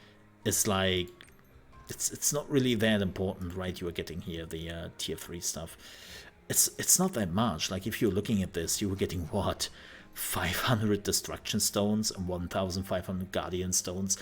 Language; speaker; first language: English; non-native, fluent; German